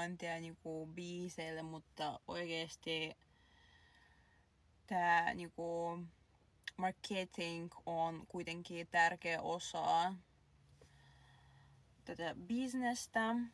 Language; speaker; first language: Finnish; non-native, fluent; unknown